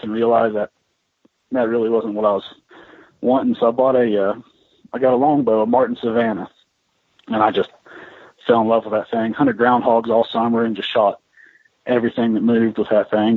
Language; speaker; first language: English; native; English